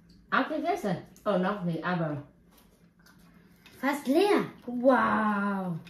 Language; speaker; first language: German; non-native, learner; Vietnamese